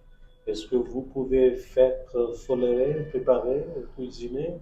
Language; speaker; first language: French; non-native, fluent; Bangla